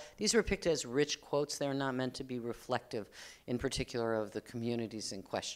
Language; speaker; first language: English; native; English